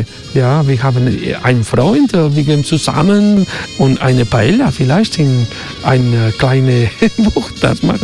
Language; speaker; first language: German; non-native, learner; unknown